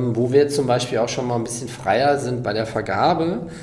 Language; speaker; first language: German; native; German